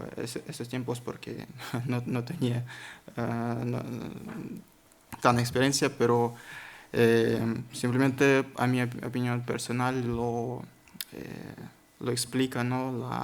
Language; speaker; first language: Spanish; non-native, learner; Kazakh